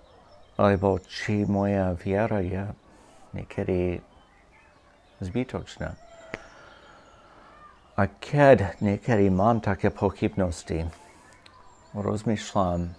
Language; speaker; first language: Slovak; non-native, fluent; English